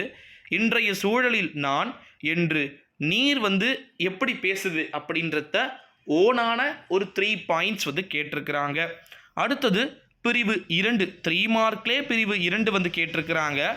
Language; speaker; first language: Tamil; native; Tamil